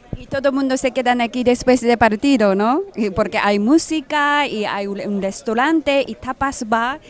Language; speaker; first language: Spanish; non-native, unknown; Japanese